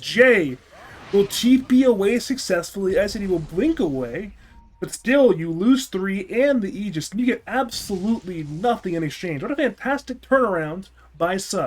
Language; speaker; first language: English; native; English